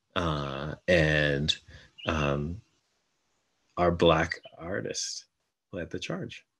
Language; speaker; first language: English; native; English